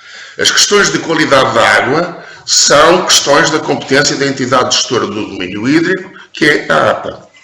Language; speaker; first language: Portuguese; native; Portuguese